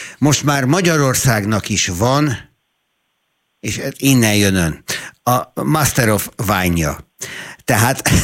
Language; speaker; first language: Hungarian; native; Hungarian